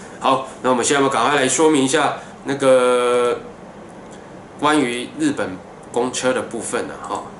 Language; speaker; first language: Chinese; native; Chinese